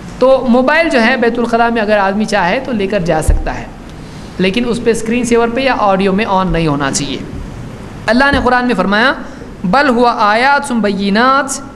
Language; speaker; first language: Urdu; native; Urdu